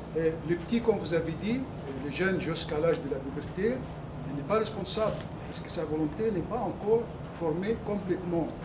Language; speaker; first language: French; non-native, fluent; Arabic